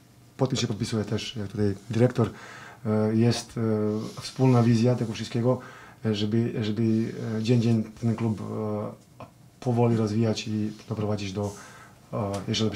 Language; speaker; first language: Polish; non-native, fluent; Serbian